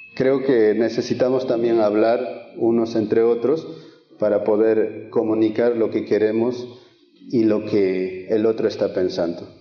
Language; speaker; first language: Spanish; early bilingual, other home language; Quechua